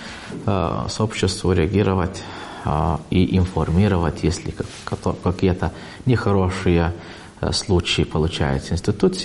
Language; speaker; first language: Russian; non-native, fluent; Lithuanian